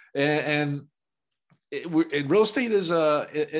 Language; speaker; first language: English; native; English